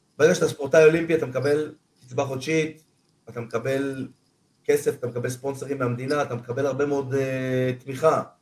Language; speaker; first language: Hebrew; non-native, fluent; Spanish